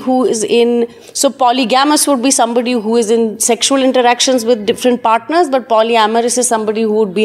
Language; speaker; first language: English; non-native, local second language; Hindi